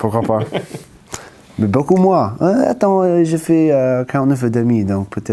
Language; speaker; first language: French; non-native, fluent; English